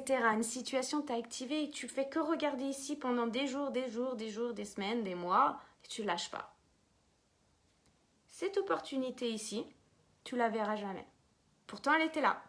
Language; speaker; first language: French; native; French